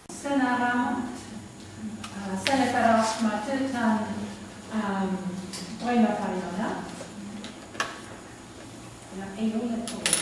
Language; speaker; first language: Estonian; non-native, learner; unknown